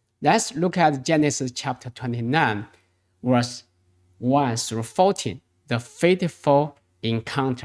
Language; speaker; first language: English; non-native, fluent; Chinese